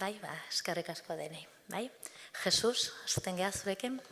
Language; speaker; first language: Basque; native; Basque